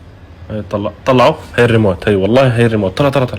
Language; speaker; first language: Arabic; native; Arabic